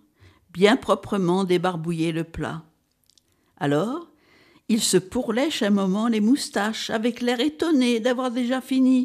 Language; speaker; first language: French; native; French